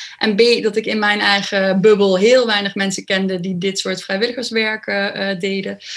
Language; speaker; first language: Dutch; native; Dutch